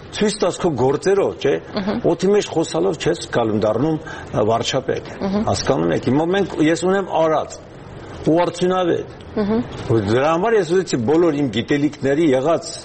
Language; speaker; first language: Armenian; native; Armenian